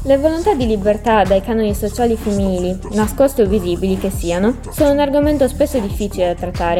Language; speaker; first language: Italian; native; Italian